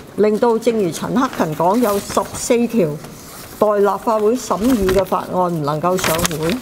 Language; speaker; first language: Cantonese; native; Cantonese